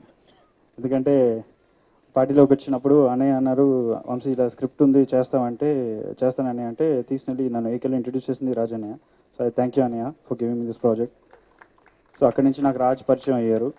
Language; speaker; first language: Telugu; native; Telugu